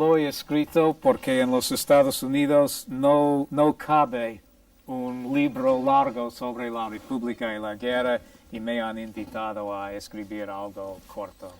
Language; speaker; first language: Spanish; non-native, fluent; English